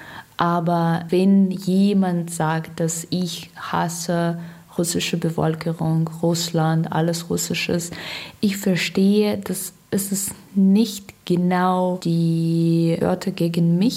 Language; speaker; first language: German; non-native, learner; Russian